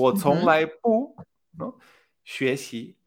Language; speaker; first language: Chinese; non-native, fluent; Spanish